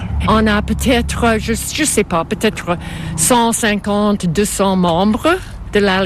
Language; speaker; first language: French; non-native, fluent; English